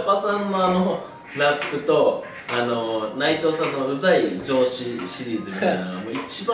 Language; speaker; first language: Japanese; native; Japanese